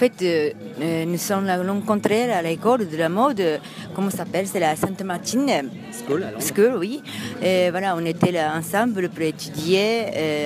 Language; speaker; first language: French; non-native, learner; Japanese